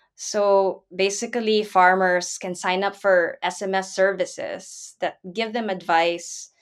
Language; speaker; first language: English; non-native, local second language; Filipino